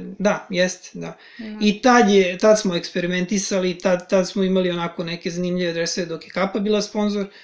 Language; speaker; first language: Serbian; native; Serbian